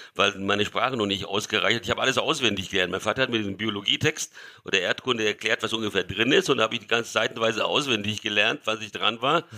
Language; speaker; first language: German; early bilingual, other home language; Hungarian